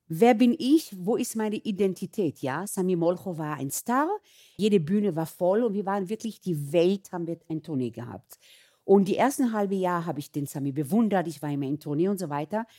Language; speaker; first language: German; early bilingual, other home language; Hebrew